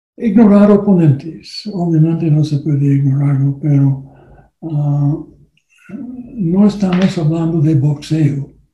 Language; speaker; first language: Spanish; non-native, learner; English